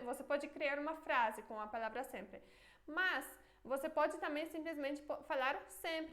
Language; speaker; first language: Portuguese; non-native, fluent; Polish